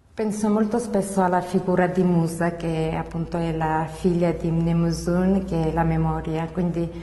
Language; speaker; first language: Italian; non-native, fluent; Georgian